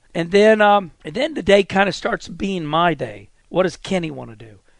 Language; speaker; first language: English; native; English